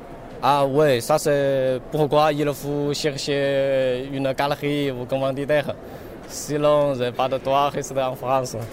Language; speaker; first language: French; non-native, learner; Chinese